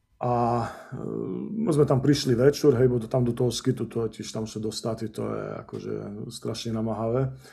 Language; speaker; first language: Slovak; non-native, local second language; Rusyn